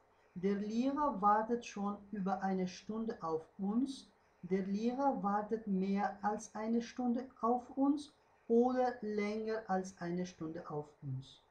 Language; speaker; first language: German; non-native, fluent; Uzbek